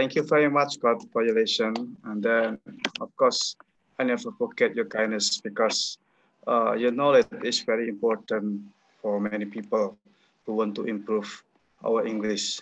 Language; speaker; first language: English; non-native, learner; Indonesian